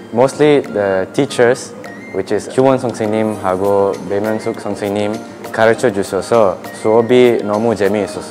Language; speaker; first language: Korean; non-native, learner; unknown